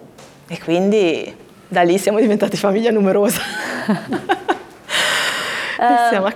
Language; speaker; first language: Italian; native; Italian